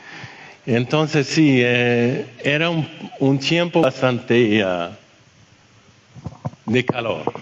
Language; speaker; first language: Spanish; non-native, fluent; French